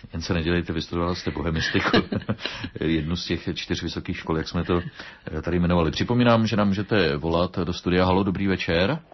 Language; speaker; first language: Czech; native; Czech